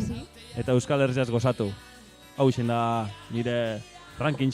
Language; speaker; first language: Basque; native; Basque